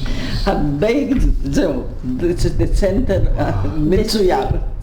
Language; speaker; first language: Hebrew; non-native, fluent; Polish